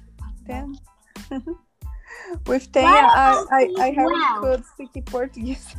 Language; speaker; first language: English; non-native, learner; Portuguese